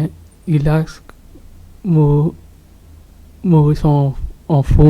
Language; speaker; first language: French; non-native, local second language; Morisyen